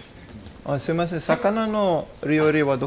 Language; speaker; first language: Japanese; non-native, learner; Dutch